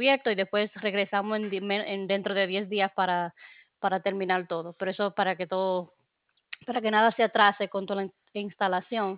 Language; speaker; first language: Spanish; early bilingual, other home language; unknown